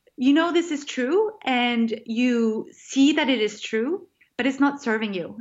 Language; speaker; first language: English; non-native, fluent; French